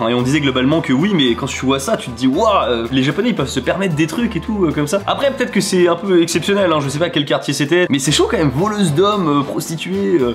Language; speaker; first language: French; native; French